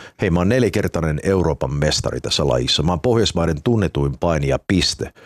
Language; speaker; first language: Finnish; early bilingual, heritage; Finnish